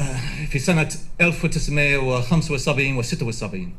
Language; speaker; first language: Arabic; non-native, learner; English